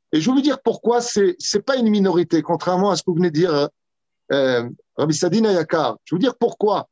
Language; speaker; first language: French; native; French